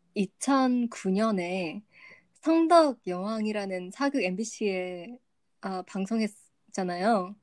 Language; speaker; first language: Korean; non-native, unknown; Vietnamese